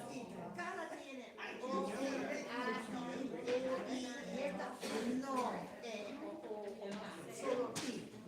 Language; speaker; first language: Spanish; non-native, learner; English